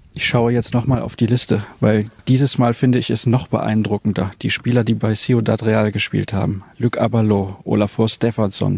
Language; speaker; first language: German; native; German